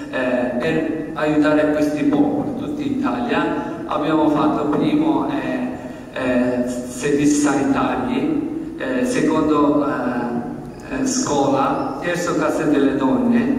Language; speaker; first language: Italian; non-native, learner; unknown